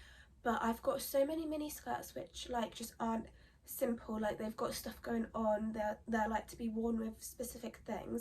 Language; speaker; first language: English; native; English